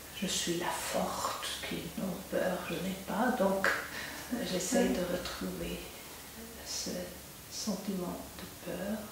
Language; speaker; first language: French; non-native, local second language; German